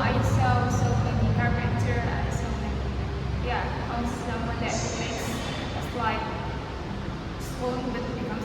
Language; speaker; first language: English; non-native, learner; Indonesian